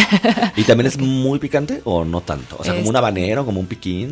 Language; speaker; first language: Spanish; native; Spanish